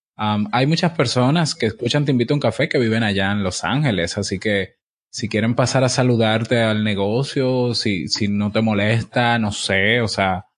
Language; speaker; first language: Spanish; native; Spanish